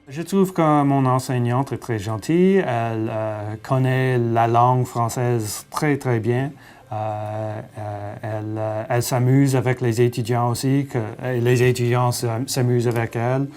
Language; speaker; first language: French; non-native, local second language; English